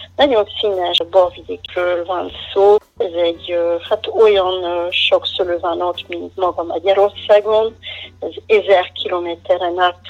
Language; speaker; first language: Hungarian; non-native, fluent; French